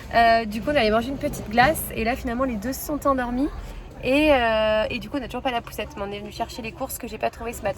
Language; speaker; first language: French; native; French